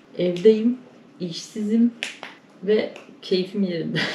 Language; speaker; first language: Turkish; native; Turkish